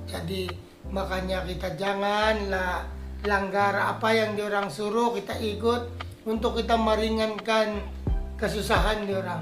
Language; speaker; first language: Indonesian; non-native, fluent; Filipino